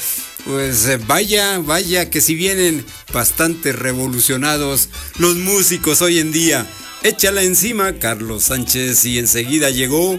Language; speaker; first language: Spanish; native; Spanish